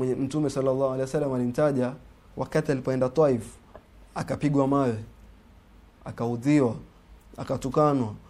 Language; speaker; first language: Swahili; native; Swahili